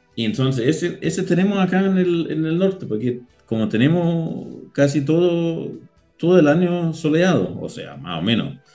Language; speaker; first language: Spanish; non-native, learner; Danish